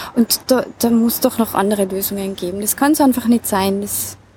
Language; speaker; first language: German; native; German